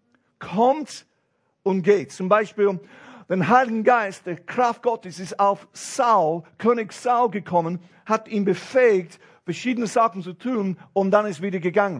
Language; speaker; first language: German; non-native, fluent; English